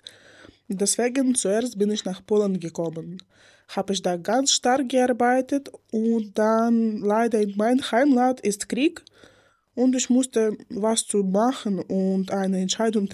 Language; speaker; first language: German; non-native, learner; Ukrainian